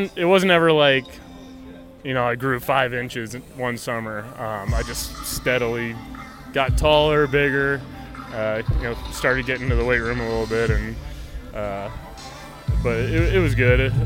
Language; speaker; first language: English; native; English